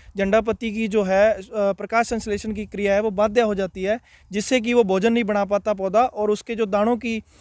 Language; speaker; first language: Hindi; non-native, local second language; Punjabi